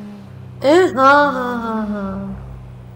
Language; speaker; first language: Hindi; native; Hindi